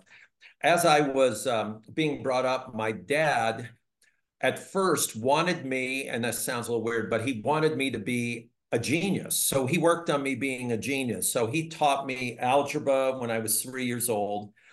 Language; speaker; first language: English; native; English